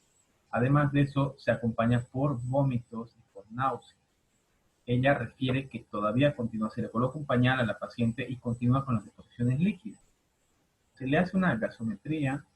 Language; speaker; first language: Spanish; native; Spanish